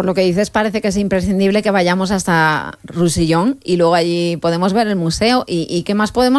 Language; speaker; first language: Spanish; native; Spanish